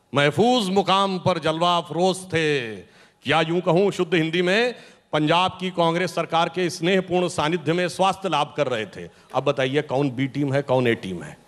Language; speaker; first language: Hindi; native; Hindi